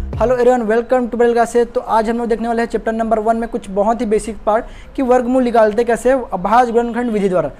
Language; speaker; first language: Hindi; native; Hindi